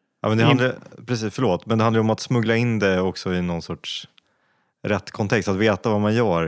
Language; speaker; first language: Swedish; native; Swedish